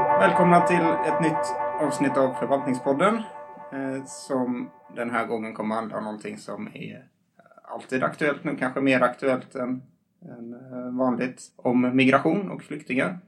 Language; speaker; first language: Swedish; native; Swedish